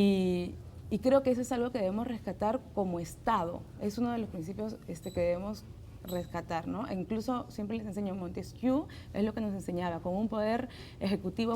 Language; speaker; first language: Spanish; native; Spanish